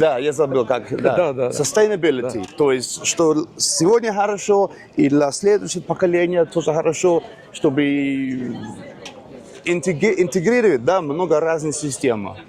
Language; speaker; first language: Russian; non-native, learner; English